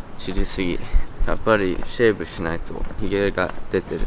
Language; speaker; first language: Japanese; non-native, learner; English